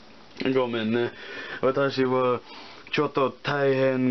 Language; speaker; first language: Japanese; non-native, learner; English